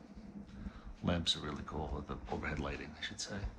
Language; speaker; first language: English; native; English